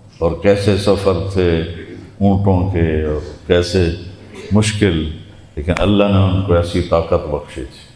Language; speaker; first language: Urdu; non-native, local second language; Punjabi